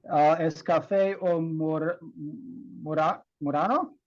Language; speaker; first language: Spanish; non-native, learner; English